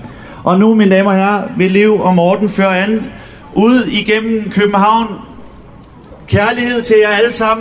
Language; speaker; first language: Danish; native; Danish